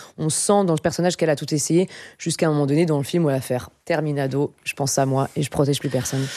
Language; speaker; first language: French; native; French